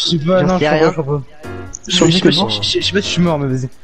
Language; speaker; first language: French; native; French